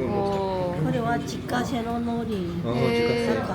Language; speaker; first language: Japanese; non-native, learner; Korean